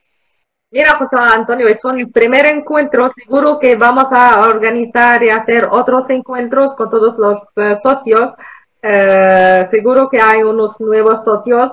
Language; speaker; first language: Spanish; non-native, local second language; Arabic